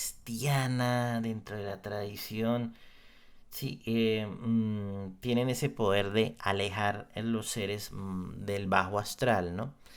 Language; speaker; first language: Spanish; native; Spanish